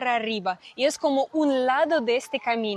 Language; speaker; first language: Spanish; non-native, fluent; Russian